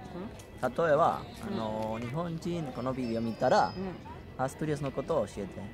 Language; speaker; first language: Japanese; non-native, learner; Spanish